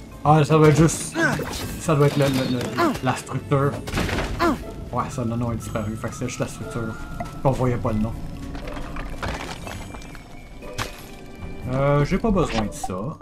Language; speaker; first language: French; native; French